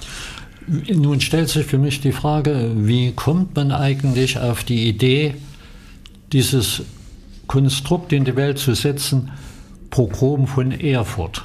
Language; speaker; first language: German; native; German